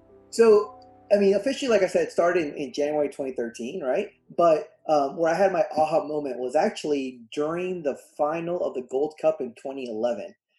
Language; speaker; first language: English; early bilingual, other home language; Spanish